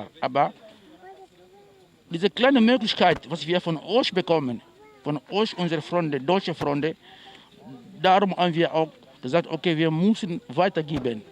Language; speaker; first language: German; non-native, learner; Portuguese